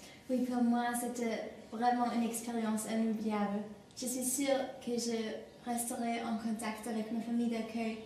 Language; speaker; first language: French; non-native, learner; German